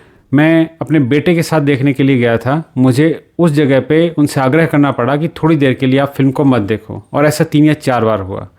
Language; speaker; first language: Hindi; native; Hindi